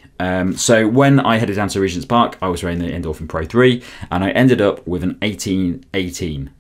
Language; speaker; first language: English; native; English